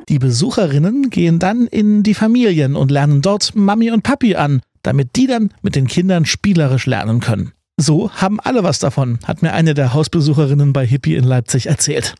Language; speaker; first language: German; native; German